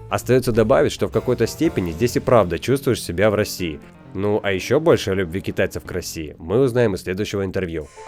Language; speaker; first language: Russian; native; Russian